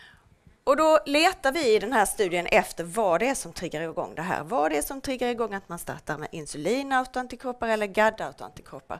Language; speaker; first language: Swedish; native; Swedish